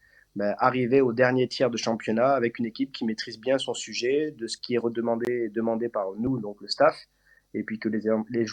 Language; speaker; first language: French; native; French